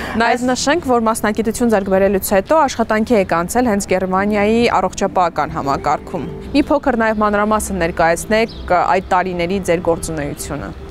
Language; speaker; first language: Armenian; native; Armenian